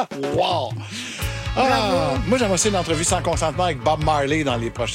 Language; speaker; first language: French; native; French